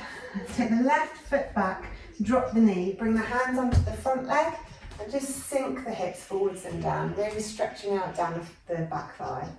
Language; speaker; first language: English; native; English